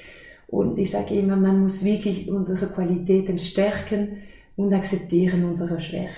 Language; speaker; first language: German; non-native, fluent; French